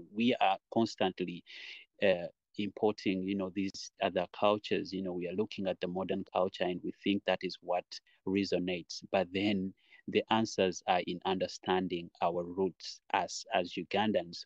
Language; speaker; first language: English; non-native, local second language; Nyankole